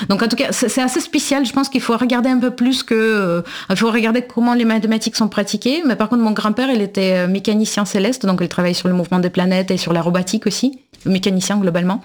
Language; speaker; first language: French; non-native, fluent; Russian